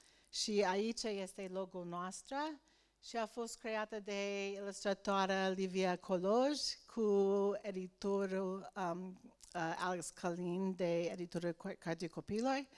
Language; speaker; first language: Romanian; non-native, learner; English